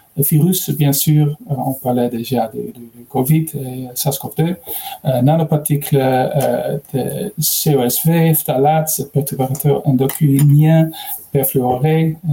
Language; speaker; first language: French; non-native, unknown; Dutch